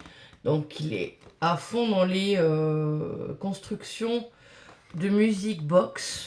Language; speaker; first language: French; native; French